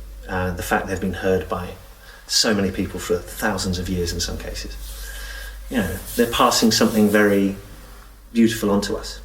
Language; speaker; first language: English; native; English